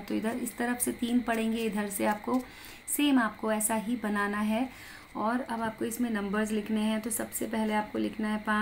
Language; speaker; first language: Hindi; native; Hindi